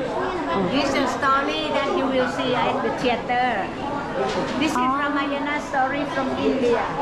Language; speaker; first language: English; non-native, fluent; Thai